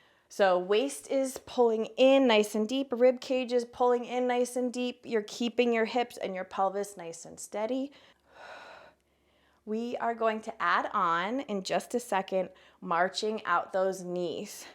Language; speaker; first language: English; native; English